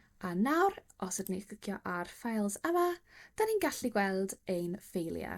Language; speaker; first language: Welsh; non-native, local second language; English